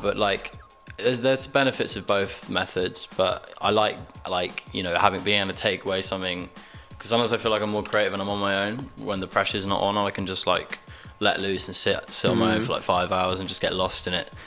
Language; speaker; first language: English; native; English